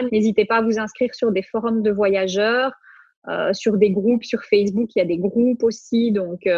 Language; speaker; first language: French; native; French